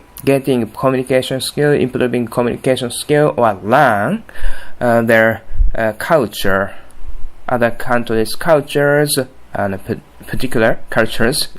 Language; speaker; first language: English; non-native, learner; Japanese